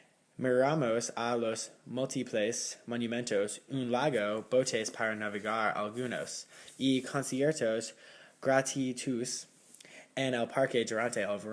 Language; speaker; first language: Spanish; non-native, learner; English